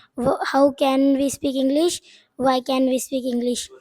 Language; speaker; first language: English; non-native, learner; Hindi